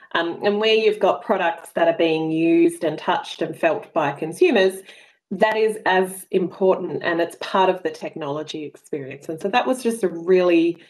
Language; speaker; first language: English; native; English